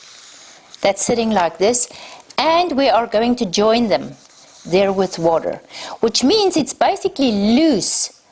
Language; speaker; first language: English; non-native, local second language; Afrikaans